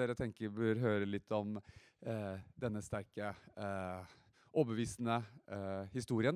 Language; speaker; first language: Norwegian; native; Norwegian